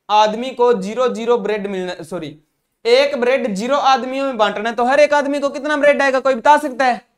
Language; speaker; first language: Hindi; non-native, local second language; Punjabi